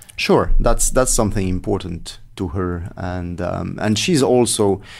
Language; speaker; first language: English; non-native, fluent; French